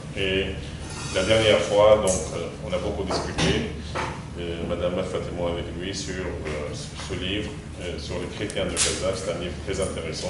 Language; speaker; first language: French; non-native, fluent; Arabic